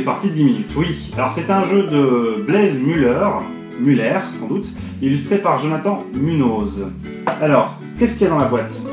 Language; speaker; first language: French; native; French